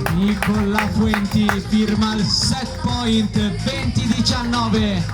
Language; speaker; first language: Italian; native; Italian